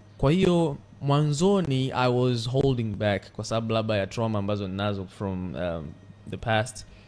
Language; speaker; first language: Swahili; native; Swahili